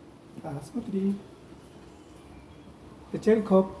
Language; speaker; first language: Russian; non-native, learner; Korean